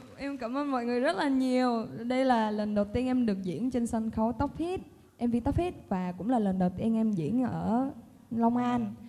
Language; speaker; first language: Vietnamese; early bilingual, other home language; Korean